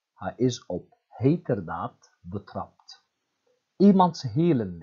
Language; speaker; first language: Dutch; non-native, fluent; Turkish